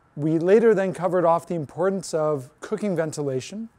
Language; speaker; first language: English; native; English